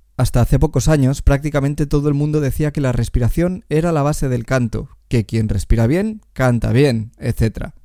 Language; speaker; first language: Spanish; native; Spanish